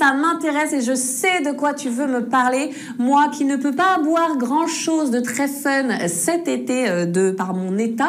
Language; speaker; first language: French; native; French